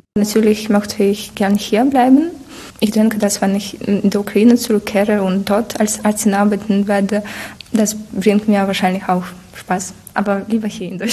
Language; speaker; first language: German; non-native, fluent; Ukrainian